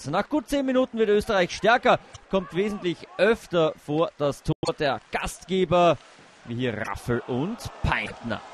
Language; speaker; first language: German; native; German